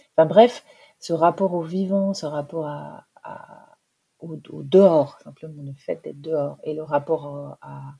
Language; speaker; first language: French; native; French